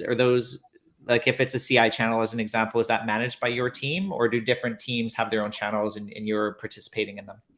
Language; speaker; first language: English; native; English